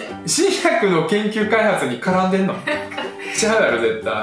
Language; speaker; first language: Japanese; early bilingual, other home language; Russian